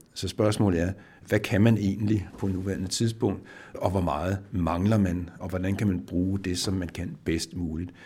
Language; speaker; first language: Danish; native; Danish